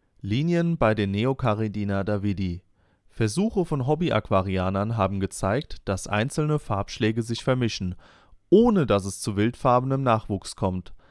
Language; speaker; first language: German; native; German